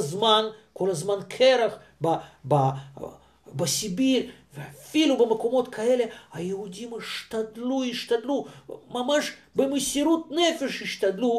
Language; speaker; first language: Hebrew; non-native, fluent; Russian